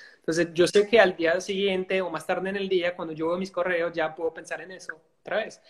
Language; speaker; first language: Spanish; non-native, fluent; French